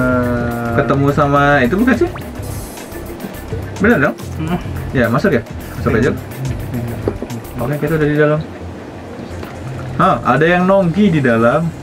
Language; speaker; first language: Indonesian; native; Indonesian